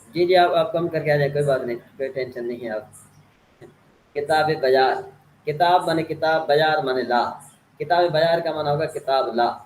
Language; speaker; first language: Urdu; native; Urdu